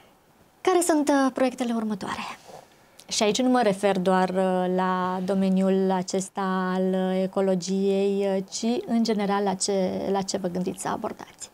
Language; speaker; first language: Romanian; native; Romanian